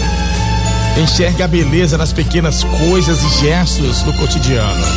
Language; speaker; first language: Portuguese; native; Portuguese